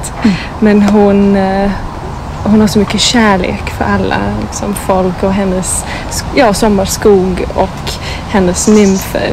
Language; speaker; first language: Swedish; non-native, fluent; English